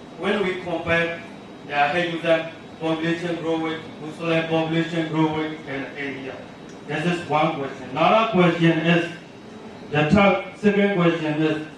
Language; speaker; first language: English; non-native, learner; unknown